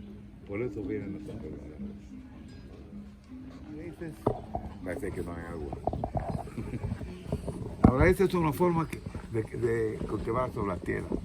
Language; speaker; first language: Spanish; non-native, fluent; Hebrew